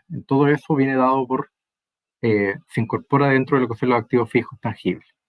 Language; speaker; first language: Spanish; native; Spanish